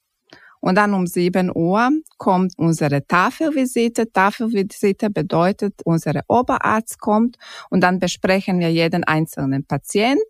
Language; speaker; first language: German; non-native, fluent; Croatian